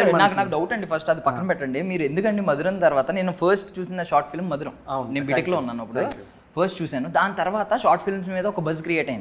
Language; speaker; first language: Telugu; native; Telugu